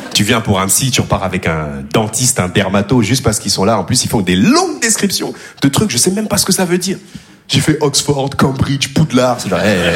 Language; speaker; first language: French; native; French